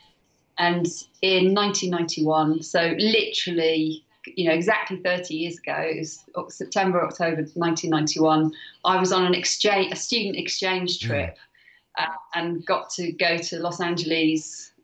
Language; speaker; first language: English; native; English